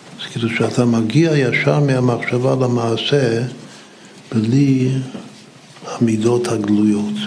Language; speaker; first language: Hebrew; non-native, fluent; English